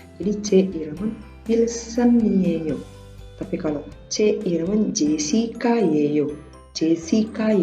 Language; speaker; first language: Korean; non-native, fluent; Indonesian